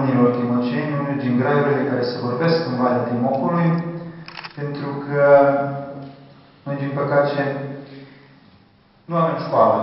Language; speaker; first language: Romanian; early bilingual, heritage; Romanian